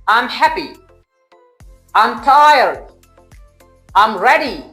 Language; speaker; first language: English; non-native, local second language; Urdu